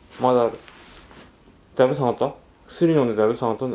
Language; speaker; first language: Japanese; native; Japanese